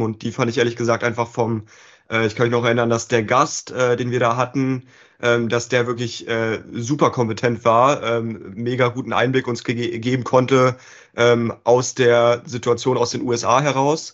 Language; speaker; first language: German; native; German